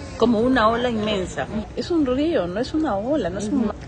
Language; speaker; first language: Spanish; native; Spanish